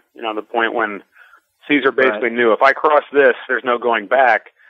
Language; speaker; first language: English; native; English